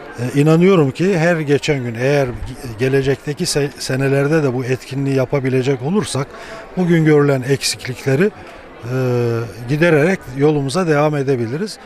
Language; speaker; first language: Turkish; native; Turkish